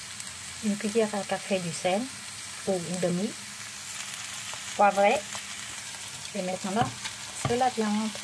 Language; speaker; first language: French; non-native, learner; Vietnamese